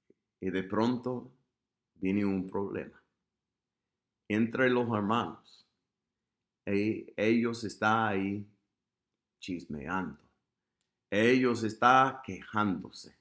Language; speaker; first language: Spanish; non-native, fluent; English